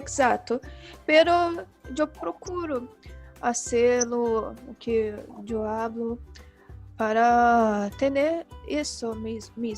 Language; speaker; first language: Spanish; non-native, learner; Portuguese